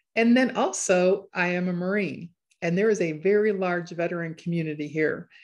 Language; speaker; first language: English; native; English